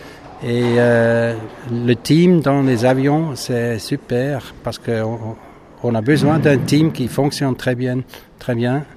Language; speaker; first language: French; non-native, fluent; German